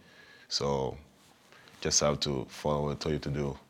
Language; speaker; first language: English; non-native, local second language; Swahili